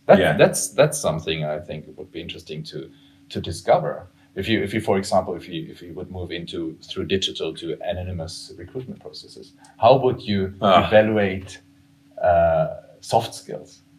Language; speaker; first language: English; non-native, fluent; German